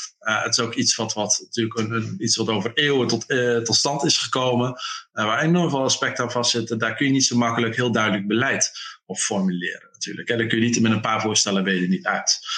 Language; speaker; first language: Dutch; native; Dutch